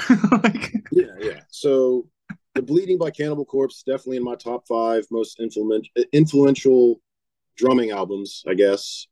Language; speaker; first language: English; native; English